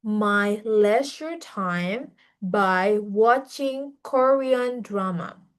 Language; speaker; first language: English; non-native, fluent; Indonesian